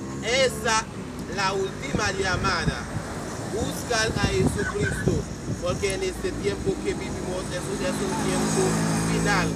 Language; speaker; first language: Spanish; non-native, learner; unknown